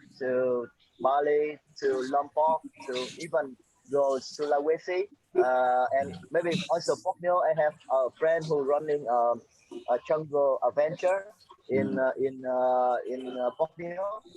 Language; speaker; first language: English; non-native, fluent; Vietnamese